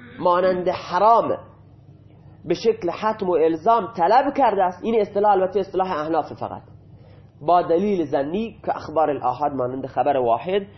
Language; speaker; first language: Persian; non-native, local second language; Baluchi